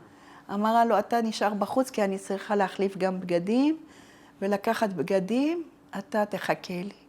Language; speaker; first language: Hebrew; non-native, fluent; Arabic